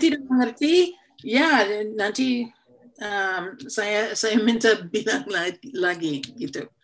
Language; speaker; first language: Indonesian; non-native, fluent; English